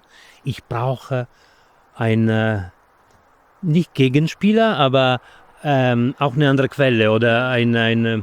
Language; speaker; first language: German; non-native, fluent; Italian